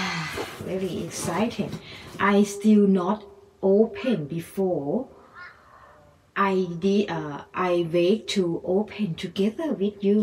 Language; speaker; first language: English; non-native, learner; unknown